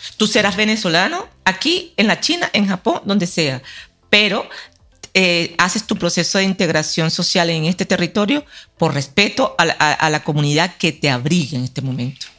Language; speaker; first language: Spanish; native; Spanish